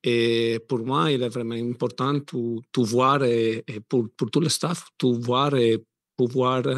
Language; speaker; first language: French; non-native, learner; Italian